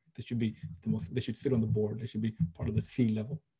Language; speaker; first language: English; non-native, local second language; Shona